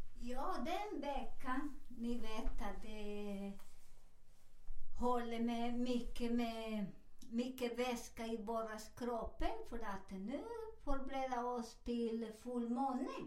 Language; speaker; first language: Swedish; non-native, fluent; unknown